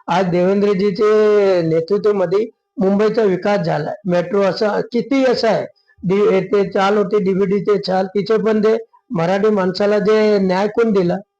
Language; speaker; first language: Marathi; non-native, local second language; Urdu